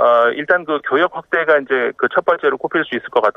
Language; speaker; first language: Korean; native; Korean